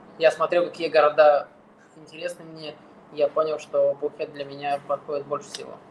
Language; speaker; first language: Russian; non-native, fluent; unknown